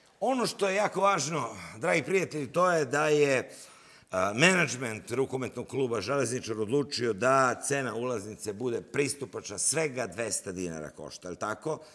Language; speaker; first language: Serbian; native; Serbian